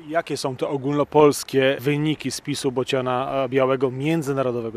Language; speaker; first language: Polish; native; Polish